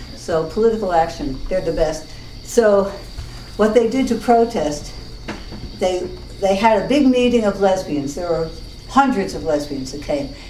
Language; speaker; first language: English; native; English